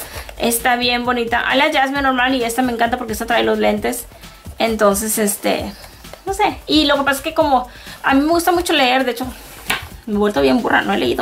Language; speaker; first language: Spanish; native; Spanish